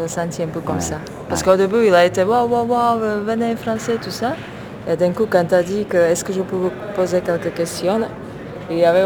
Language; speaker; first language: French; non-native, fluent; Slovak